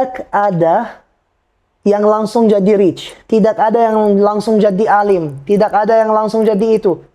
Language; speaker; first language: Indonesian; non-native, fluent; Arabic